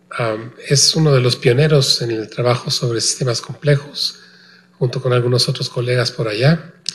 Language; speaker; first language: Spanish; native; Spanish